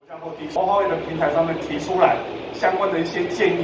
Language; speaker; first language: Chinese; native; Chinese